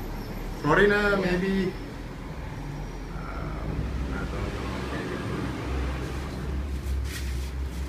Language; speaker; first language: English; non-native, learner; Sinhala